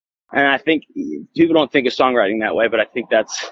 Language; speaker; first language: English; native; English